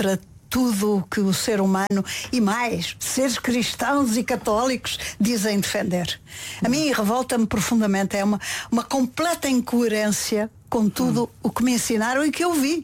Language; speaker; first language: Portuguese; native; Portuguese